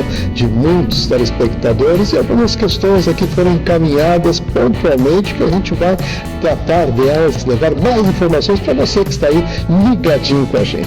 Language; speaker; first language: Portuguese; native; Portuguese